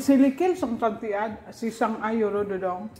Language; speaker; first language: French; non-native, learner; Filipino